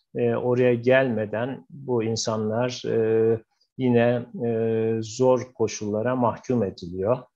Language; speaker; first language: Turkish; native; Turkish